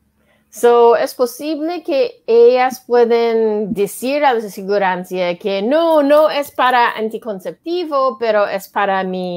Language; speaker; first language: Spanish; non-native, learner; English